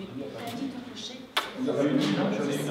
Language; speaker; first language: French; native; French